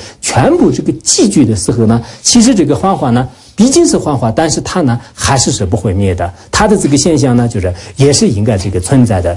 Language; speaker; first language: Chinese; non-native, local second language; Tibetan